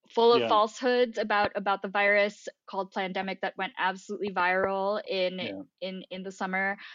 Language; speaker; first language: English; non-native, local second language; Filipino